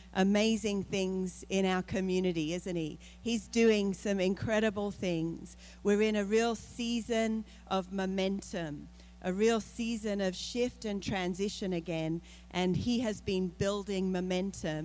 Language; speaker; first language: English; native; English